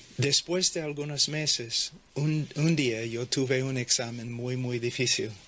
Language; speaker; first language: Spanish; non-native, fluent; English